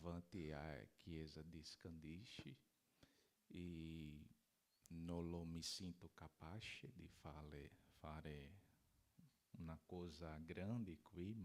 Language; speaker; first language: Italian; non-native, learner; Portuguese